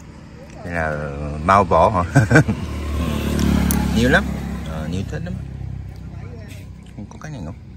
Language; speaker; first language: Vietnamese; non-native, learner; Korean